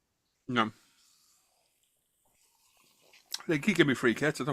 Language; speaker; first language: English; native; English